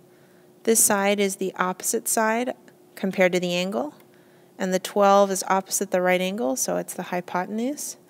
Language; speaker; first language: English; native; English